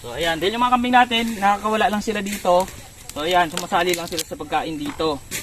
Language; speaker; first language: Filipino; native; Filipino